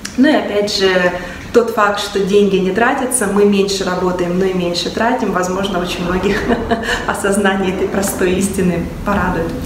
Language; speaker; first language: Russian; native; Russian